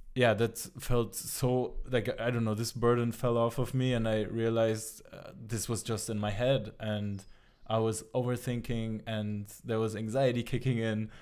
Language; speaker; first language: English; non-native, fluent; German